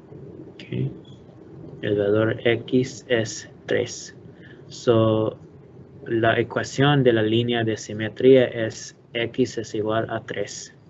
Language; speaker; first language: Spanish; non-native, learner; English